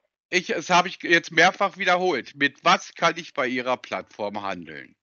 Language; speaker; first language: German; native; German